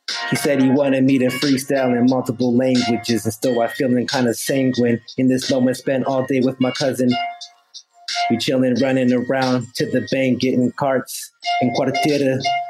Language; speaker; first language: English; native; English